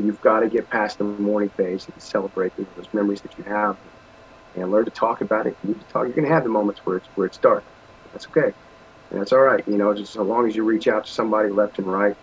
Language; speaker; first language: English; native; English